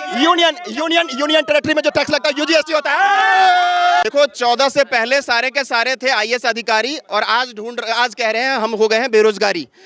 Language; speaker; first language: Hindi; native; Hindi